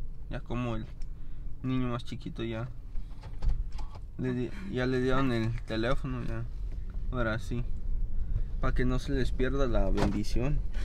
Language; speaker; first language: Spanish; early bilingual, heritage; Spanish